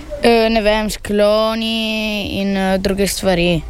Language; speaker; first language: Slovenian; early bilingual, heritage; Italian